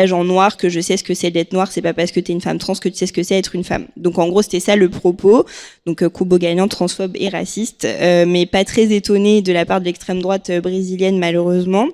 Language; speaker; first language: French; native; French